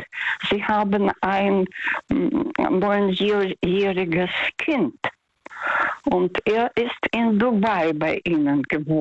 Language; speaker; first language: German; non-native, fluent; Russian